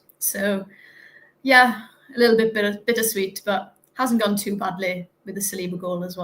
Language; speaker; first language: English; native; English